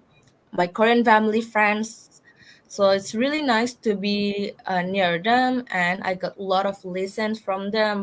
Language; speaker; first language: English; non-native, learner; Indonesian